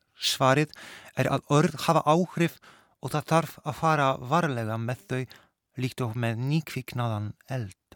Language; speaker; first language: Icelandic; non-native, fluent; Polish